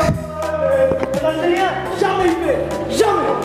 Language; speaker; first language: French; native; French